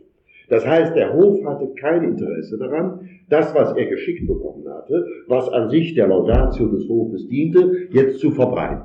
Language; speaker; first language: German; native; German